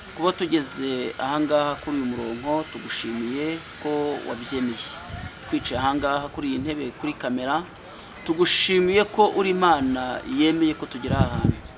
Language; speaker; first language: Kinyarwanda; native; Kinyarwanda